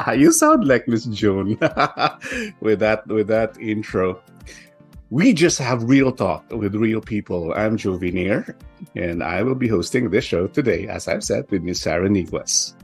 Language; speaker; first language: English; non-native, local second language; Filipino